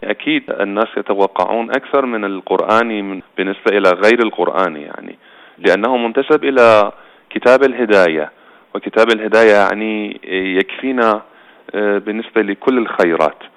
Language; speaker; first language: Arabic; non-native, fluent; Persian